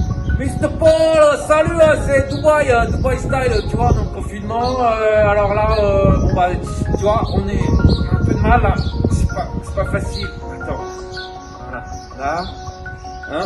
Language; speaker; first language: French; native; French